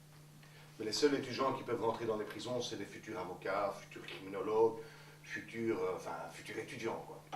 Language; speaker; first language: French; native; French